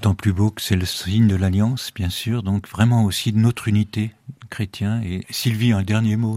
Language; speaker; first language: French; native; French